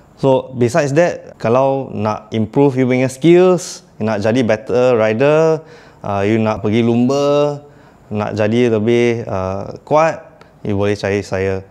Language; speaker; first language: Malay; non-native, local second language; Chinese